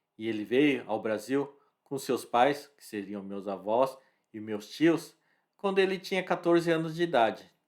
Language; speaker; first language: Portuguese; early bilingual, other home language; Japanese